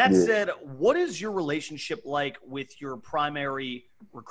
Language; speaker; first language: English; native; English